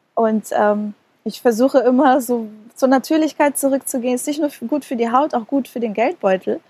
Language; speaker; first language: German; non-native, fluent; Portuguese